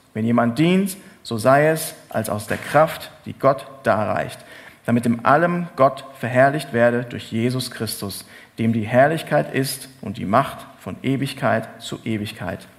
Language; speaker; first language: German; native; German